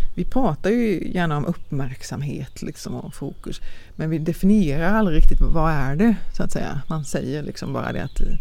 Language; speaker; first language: Swedish; native; Swedish